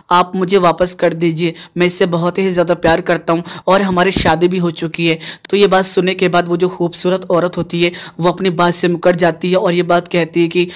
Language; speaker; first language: Urdu; native; Urdu